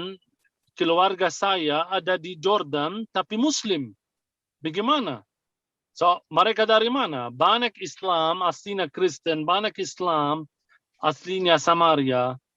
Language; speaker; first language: Indonesian; non-native, fluent; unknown